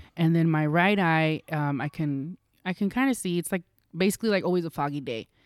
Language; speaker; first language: English; native; English